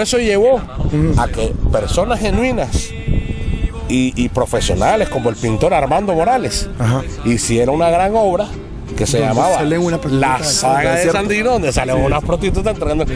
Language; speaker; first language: Spanish; native; Spanish